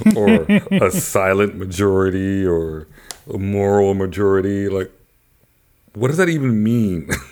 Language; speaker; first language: English; native; English